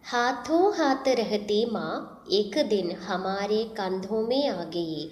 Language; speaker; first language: Hindi; non-native, local second language; Malayalam